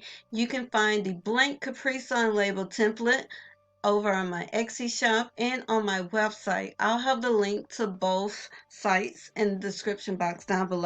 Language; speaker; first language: English; native; English